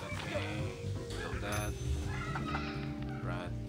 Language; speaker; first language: English; non-native, learner; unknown